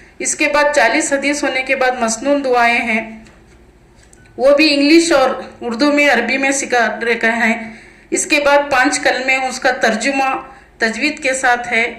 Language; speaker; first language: Urdu; native; Urdu